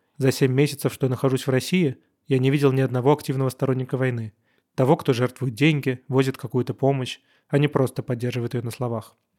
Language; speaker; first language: Russian; native; Russian